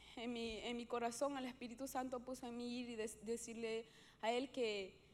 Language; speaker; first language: Spanish; native; Spanish